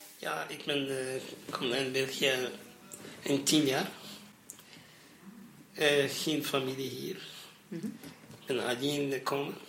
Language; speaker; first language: Dutch; non-native, learner; Arabic